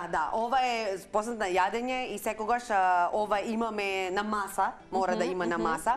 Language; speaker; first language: Macedonian; non-native, learner; Filipino